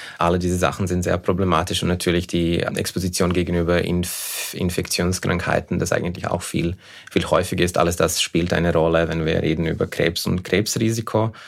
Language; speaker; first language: German; non-native, fluent; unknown